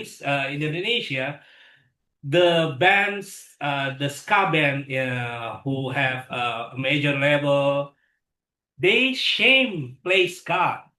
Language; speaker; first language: English; non-native, learner; Indonesian